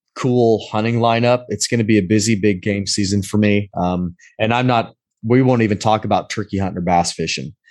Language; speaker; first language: English; native; English